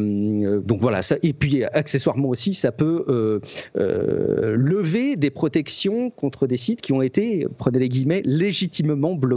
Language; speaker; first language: French; native; French